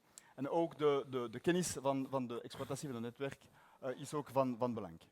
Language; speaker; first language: Dutch; non-native, learner; French